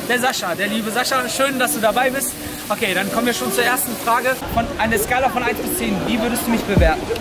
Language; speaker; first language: German; early bilingual, other home language; Turkish